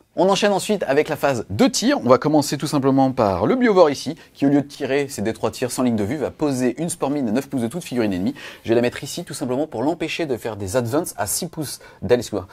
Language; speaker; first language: French; native; French